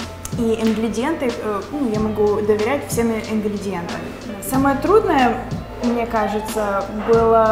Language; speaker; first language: Russian; early bilingual, other home language; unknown